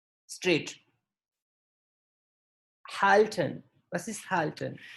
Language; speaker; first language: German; non-native, fluent; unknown